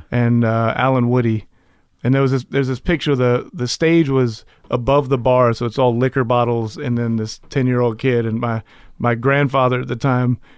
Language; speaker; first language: English; native; English